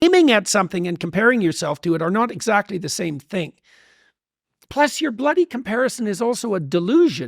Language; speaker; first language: English; native; English